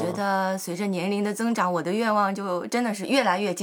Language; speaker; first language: Chinese; native; Chinese